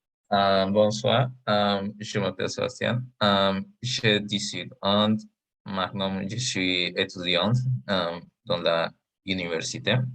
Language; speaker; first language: French; non-native, learner; Spanish